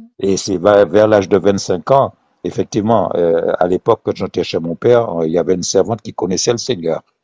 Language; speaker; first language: French; non-native, local second language; Haitian Creole